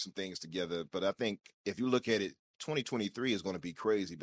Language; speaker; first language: English; native; English